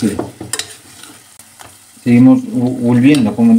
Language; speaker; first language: Spanish; non-native, learner; Turkish